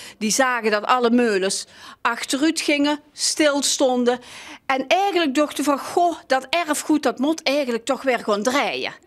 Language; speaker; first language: Dutch; native; Dutch